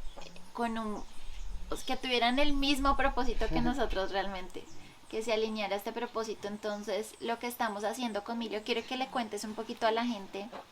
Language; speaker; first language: Spanish; native; Spanish